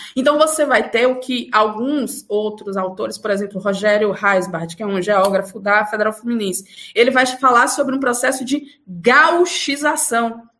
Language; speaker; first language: Portuguese; native; Portuguese